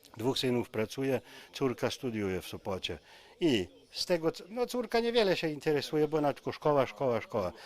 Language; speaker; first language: Polish; native; Polish